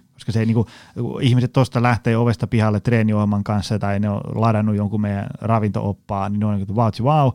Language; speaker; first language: Finnish; native; Finnish